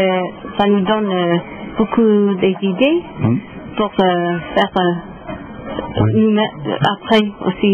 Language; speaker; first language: French; non-native, learner; English